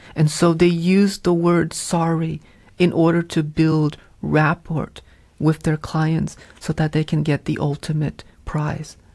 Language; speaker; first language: English; early bilingual, other home language; Vietnamese